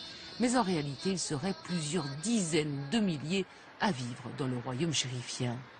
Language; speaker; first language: French; native; French